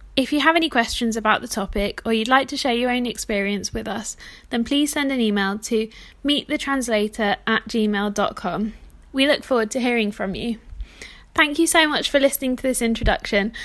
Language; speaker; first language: English; native; English